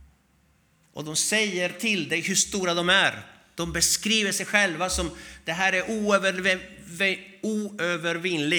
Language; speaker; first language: Swedish; non-native, fluent; Spanish